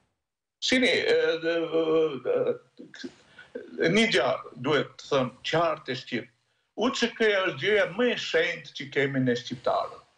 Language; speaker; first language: Albanian; native; Albanian